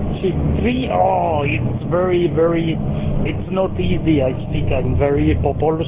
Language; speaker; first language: English; non-native, learner; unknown